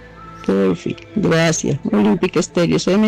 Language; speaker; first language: Spanish; native; Spanish